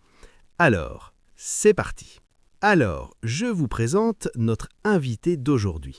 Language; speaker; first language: French; native; French